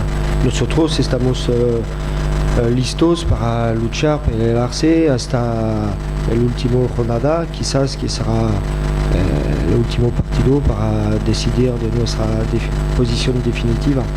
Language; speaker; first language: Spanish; non-native, fluent; French